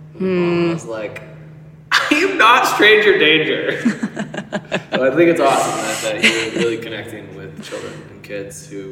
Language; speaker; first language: English; native; English